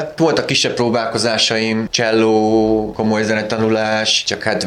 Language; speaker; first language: Hungarian; native; Hungarian